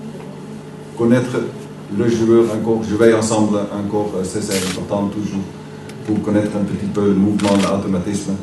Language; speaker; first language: French; non-native, learner; Dutch